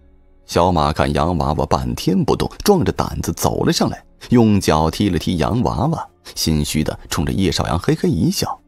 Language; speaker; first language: Chinese; native; Chinese